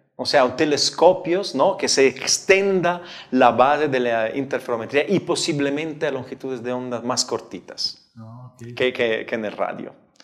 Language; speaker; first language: Spanish; non-native, fluent; Italian